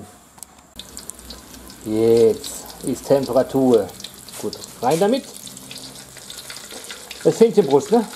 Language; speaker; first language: German; native; German